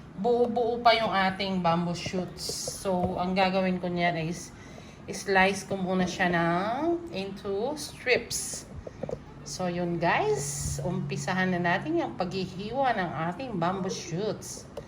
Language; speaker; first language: Filipino; non-native, local second language; Pampanga